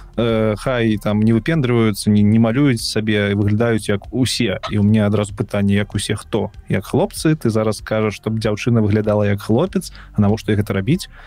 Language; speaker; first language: Belarusian; non-native, local second language; Russian